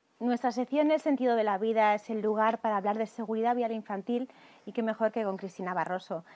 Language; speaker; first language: Spanish; native; Spanish